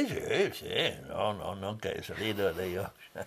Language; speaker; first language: Spanish; non-native, fluent; English